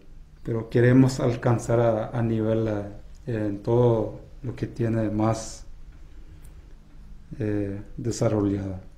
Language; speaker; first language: Spanish; non-native, local second language; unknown